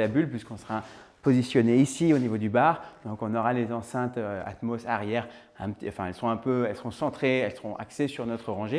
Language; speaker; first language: French; native; French